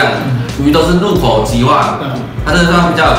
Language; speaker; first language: Chinese; native; Chinese